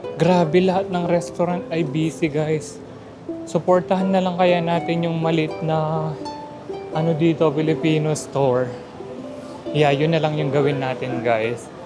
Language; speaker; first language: Filipino; native; Filipino